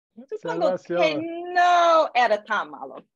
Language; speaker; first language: Spanish; non-native, learner; English